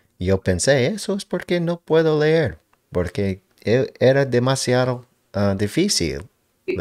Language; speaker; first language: Spanish; non-native, learner; English